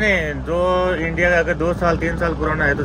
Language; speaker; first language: Hindi; native; Hindi